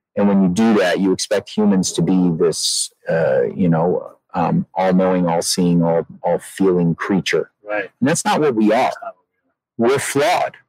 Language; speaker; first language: English; native; English